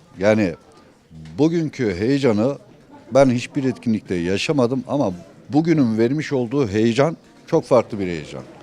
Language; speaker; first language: Turkish; native; Turkish